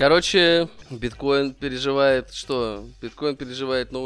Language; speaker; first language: Russian; native; Russian